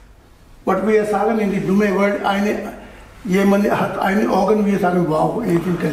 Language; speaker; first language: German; non-native, learner; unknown